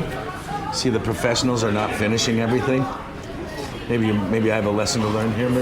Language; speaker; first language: English; native; English